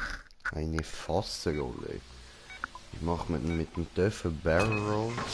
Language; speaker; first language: German; native; German